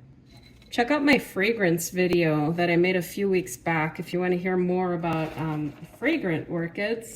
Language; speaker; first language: English; native; English